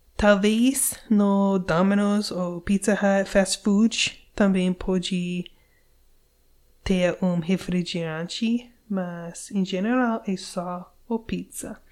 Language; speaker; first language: Portuguese; non-native, learner; English